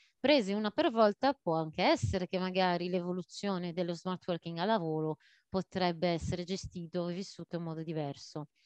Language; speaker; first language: Italian; non-native, fluent; Maltese